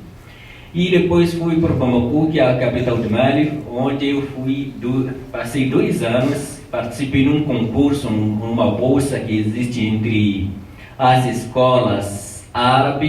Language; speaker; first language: Portuguese; non-native, fluent; Tamasheq